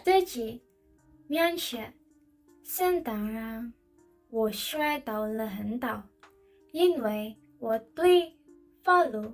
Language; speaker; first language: Chinese; non-native, learner; Indonesian